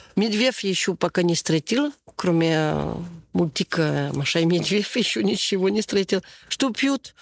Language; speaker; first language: Russian; non-native, learner; French